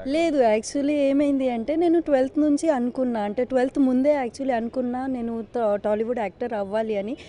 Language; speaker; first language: Telugu; non-native, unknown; Bangla